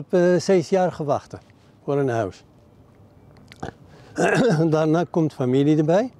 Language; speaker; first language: Dutch; non-native, learner; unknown